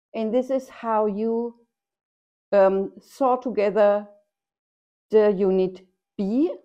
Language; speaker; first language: English; non-native, fluent; German